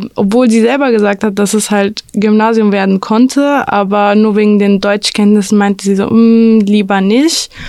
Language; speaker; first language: German; early bilingual, other home language; Arabic